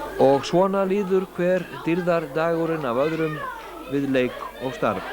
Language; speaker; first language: Icelandic; native; Icelandic